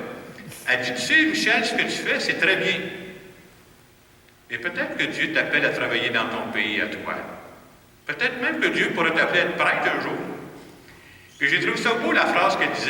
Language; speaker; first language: French; native; French